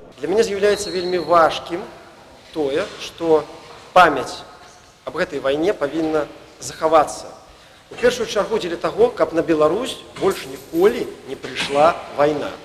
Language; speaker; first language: Belarusian; native; Belarusian